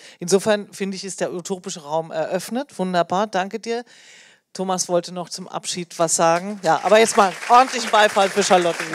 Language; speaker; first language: German; native; German